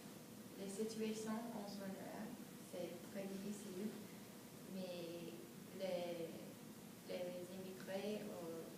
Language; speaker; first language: French; non-native, learner; English